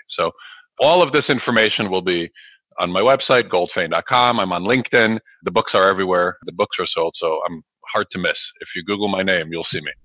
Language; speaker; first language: English; early bilingual, other home language; Russian